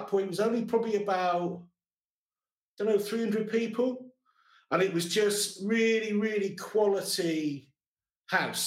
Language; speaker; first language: English; native; English